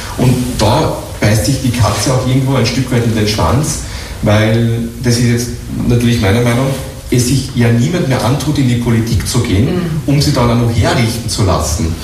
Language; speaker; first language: German; native; German